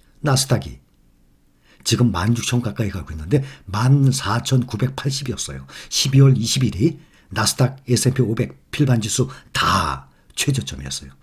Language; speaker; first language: Korean; native; Korean